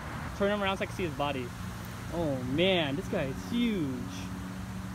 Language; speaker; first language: English; native; English